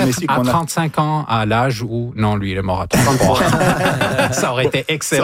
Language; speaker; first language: French; non-native, local second language; Arabic